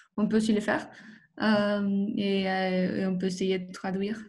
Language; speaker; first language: French; non-native, fluent; Spanish